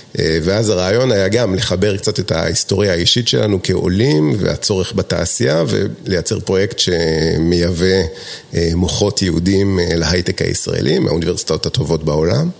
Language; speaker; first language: Hebrew; non-native, fluent; French